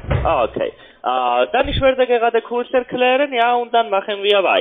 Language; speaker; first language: German; non-native, learner; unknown